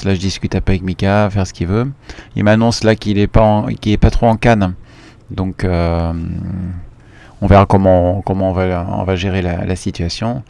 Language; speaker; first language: French; native; French